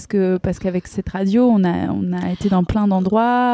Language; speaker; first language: French; native; French